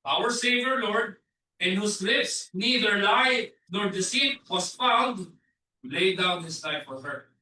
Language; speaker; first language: English; non-native, local second language; Filipino